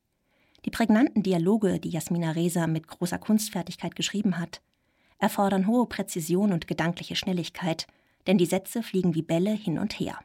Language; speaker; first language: German; native; German